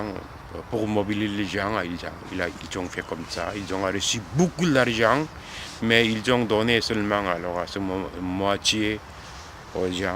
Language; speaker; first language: French; non-native, learner; Korean